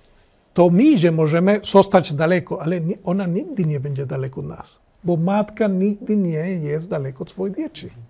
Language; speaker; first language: Polish; non-native, learner; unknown